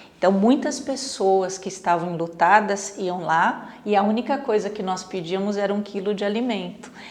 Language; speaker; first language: Portuguese; native; Portuguese